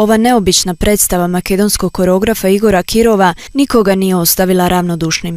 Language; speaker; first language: Croatian; native; Croatian